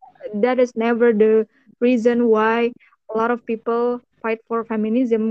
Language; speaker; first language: English; non-native, fluent; Indonesian